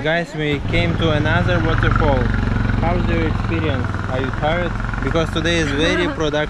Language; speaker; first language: English; non-native, learner; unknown